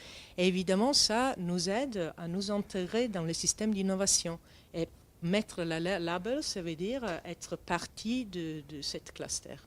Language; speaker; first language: French; non-native, fluent; Italian